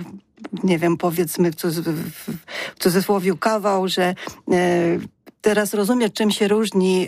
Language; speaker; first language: Polish; non-native, fluent; Ukrainian